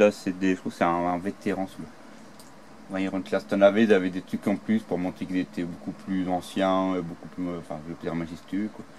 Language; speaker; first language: French; native; French